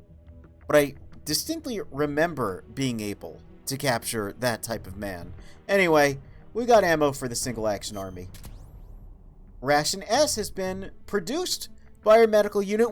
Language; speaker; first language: English; native; English